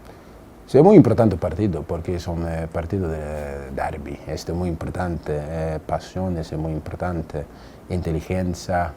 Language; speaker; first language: Spanish; non-native, learner; English